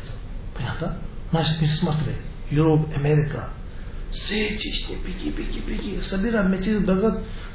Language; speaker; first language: Russian; non-native, learner; Tibetan